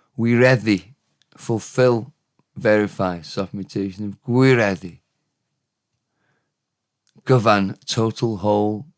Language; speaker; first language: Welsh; non-native, learner; English